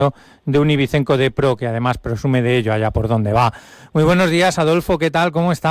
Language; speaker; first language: Spanish; native; Spanish